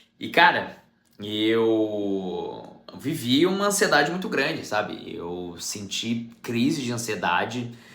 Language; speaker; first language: Portuguese; native; Portuguese